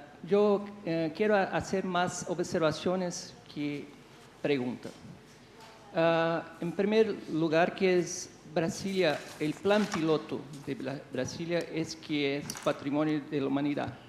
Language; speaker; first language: Spanish; non-native, fluent; Portuguese